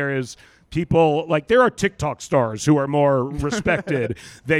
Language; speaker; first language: English; native; English